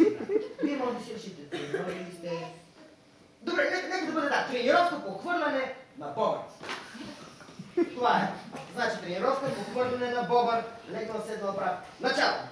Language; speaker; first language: Bulgarian; native; Bulgarian